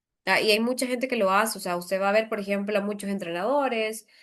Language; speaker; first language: Spanish; native; Spanish